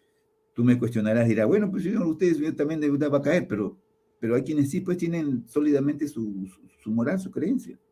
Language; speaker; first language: Spanish; native; Spanish